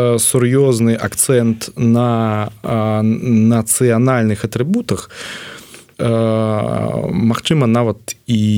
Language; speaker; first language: Belarusian; non-native, local second language; Russian